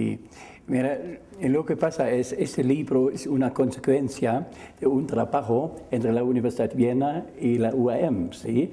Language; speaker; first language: Spanish; non-native, fluent; German